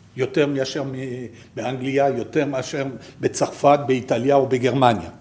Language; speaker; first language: Hebrew; non-native, fluent; French